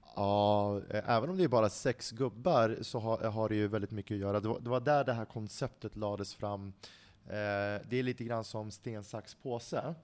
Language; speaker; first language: Swedish; early bilingual, other home language; Central Kurdish